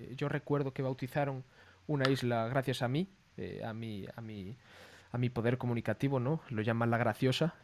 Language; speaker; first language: Spanish; native; Spanish